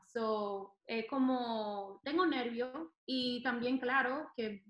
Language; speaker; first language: Spanish; non-native, fluent; English